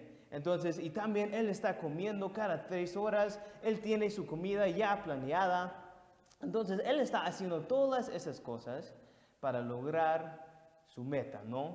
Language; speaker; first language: Spanish; non-native, fluent; English